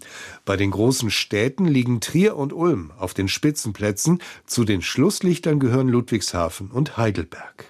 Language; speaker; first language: German; native; German